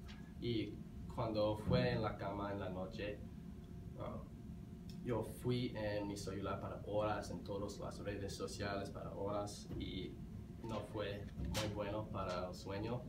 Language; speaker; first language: Spanish; non-native, learner; English